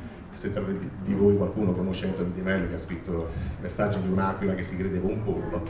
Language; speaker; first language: Italian; native; Italian